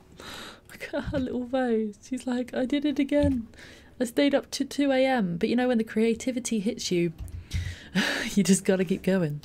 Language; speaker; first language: English; native; English